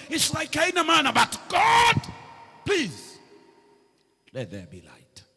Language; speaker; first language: English; non-native, local second language; Swahili